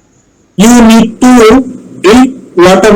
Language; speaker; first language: English; non-native, learner; Bangla